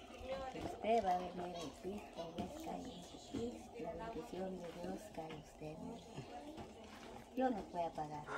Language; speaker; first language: Spanish; non-native, local second language; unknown